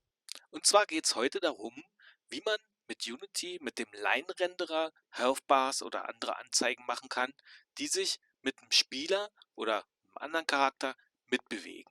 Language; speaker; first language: German; native; German